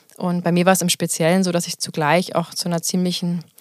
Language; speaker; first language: German; native; German